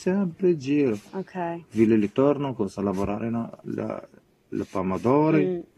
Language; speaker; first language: Italian; non-native, learner; Arabic